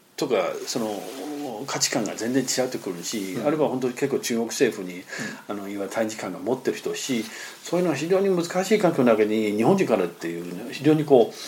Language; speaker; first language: Japanese; non-native, fluent; Chinese